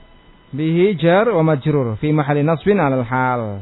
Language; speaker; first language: Arabic; non-native, fluent; Indonesian